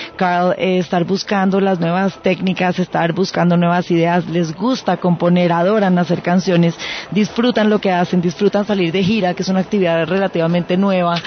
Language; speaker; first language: Spanish; native; Spanish